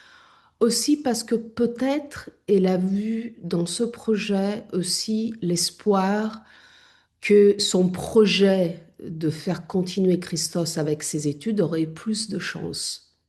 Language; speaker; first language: French; non-native, fluent; Italian